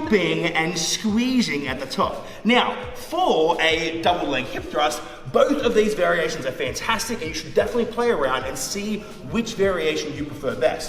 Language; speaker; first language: English; native; English